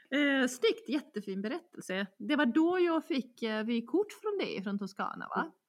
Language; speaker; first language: Swedish; non-native, fluent; Bosnian